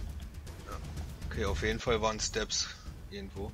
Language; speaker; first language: German; native; German